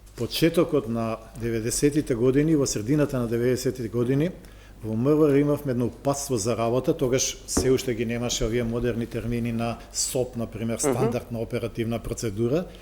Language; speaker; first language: Macedonian; native; Macedonian